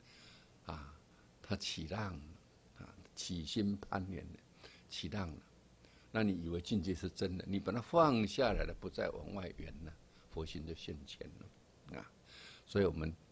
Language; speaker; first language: Chinese; native; Chinese